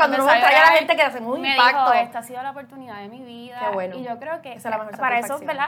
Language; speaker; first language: Spanish; native; Spanish